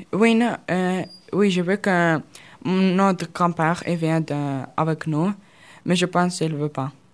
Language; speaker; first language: French; non-native, learner; Russian